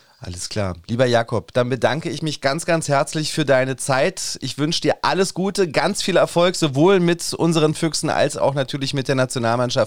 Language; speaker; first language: German; native; German